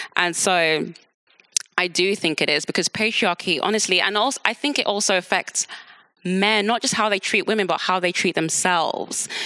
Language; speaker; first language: English; native; English